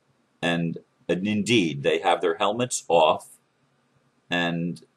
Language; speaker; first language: English; native; English